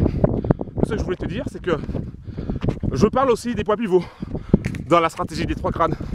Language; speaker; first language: French; native; French